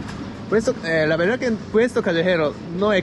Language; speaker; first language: Spanish; non-native, learner; Japanese